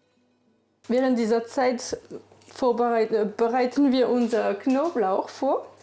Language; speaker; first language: German; non-native, fluent; French